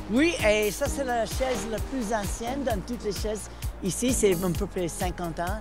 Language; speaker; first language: French; non-native, fluent; English